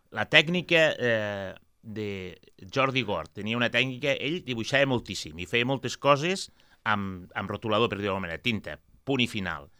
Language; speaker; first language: Catalan; native; Catalan